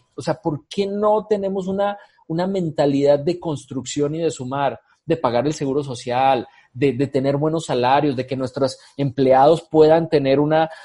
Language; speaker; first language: Spanish; native; Spanish